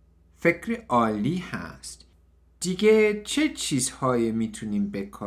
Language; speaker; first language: Persian; non-native, learner; English